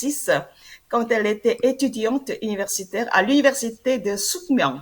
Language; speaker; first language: French; non-native, fluent; Korean